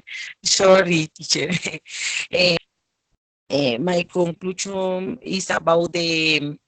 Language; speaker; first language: English; non-native, learner; Spanish